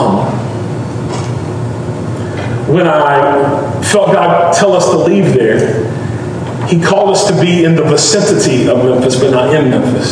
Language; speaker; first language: English; native; English